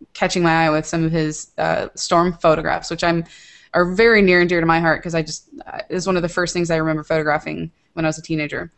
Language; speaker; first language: English; native; English